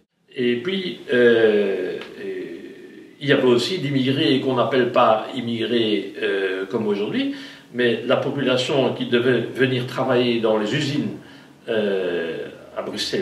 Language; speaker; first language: French; native; French